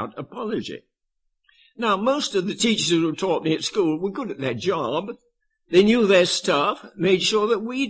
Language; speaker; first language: English; native; English